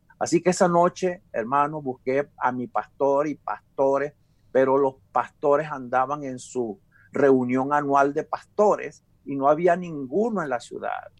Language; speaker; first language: Spanish; native; Spanish